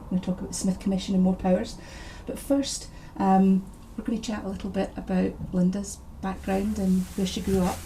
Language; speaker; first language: English; native; English